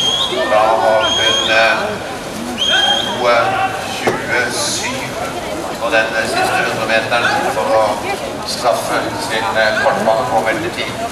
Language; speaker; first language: Norwegian; native; Norwegian